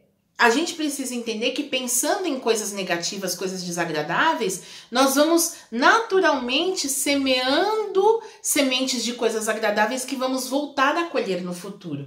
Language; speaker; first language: Portuguese; native; Portuguese